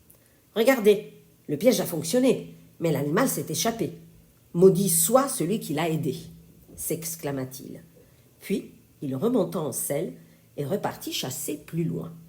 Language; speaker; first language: French; native; French